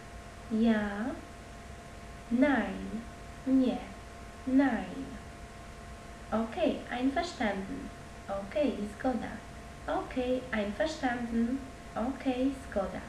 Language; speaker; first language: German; non-native, fluent; Polish